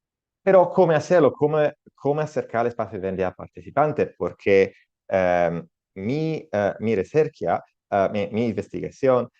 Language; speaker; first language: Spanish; non-native, learner; Italian